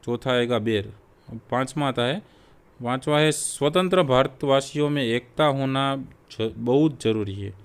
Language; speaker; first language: Hindi; non-native, local second language; Gujarati